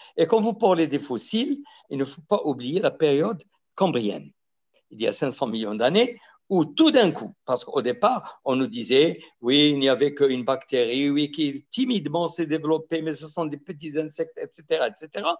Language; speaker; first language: French; non-native, local second language; Arabic